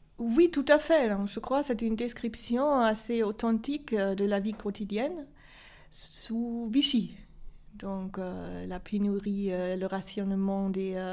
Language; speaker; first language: French; non-native, fluent; German